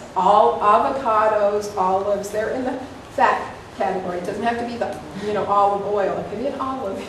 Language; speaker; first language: English; native; English